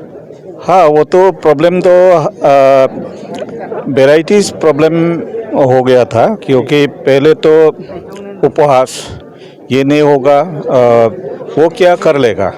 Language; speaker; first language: Hindi; non-native, local second language; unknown